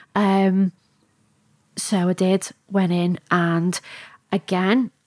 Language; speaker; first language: English; native; English